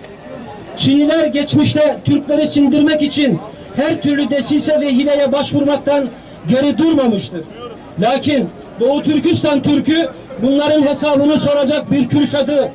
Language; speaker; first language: Turkish; native; Turkish